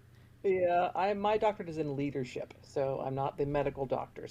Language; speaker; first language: English; native; English